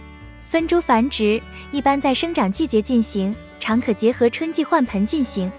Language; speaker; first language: Chinese; native; Chinese